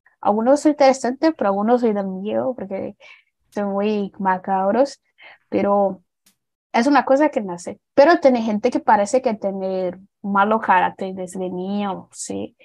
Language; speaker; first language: Spanish; non-native, learner; Portuguese